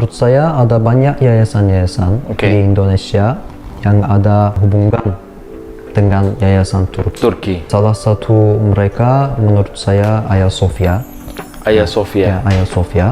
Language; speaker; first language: Indonesian; non-native, learner; Turkish